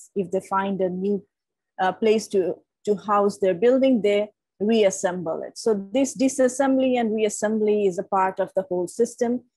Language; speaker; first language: English; non-native, local second language; Bangla